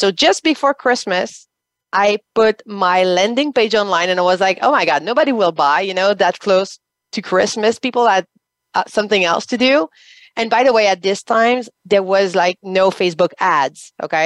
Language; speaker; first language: English; non-native, fluent; French